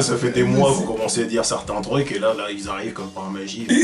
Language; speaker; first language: French; native; French